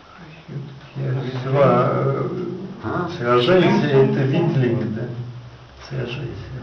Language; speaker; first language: Russian; native; Russian